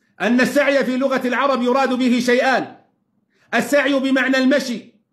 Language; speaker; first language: Arabic; native; Arabic